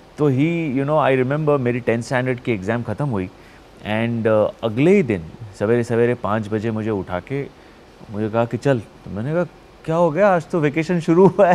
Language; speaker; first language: Hindi; non-native, local second language; Marathi